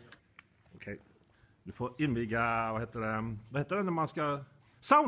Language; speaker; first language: Swedish; native; Swedish